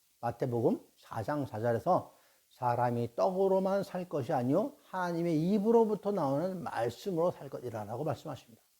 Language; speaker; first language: Korean; native; Korean